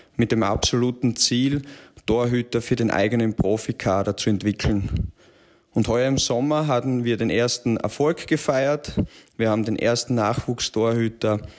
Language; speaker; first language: German; native; German